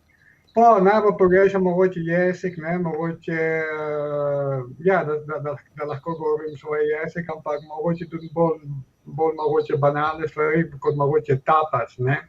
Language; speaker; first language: Slovenian; non-native, fluent; Spanish